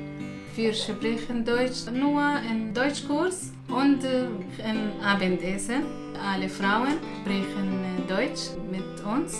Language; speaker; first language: German; non-native, learner; Arabic